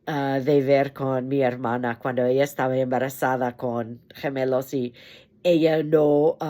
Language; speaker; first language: Spanish; non-native, fluent; English